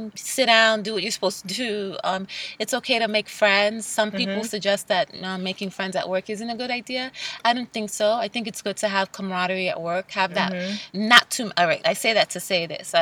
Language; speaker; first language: English; native; English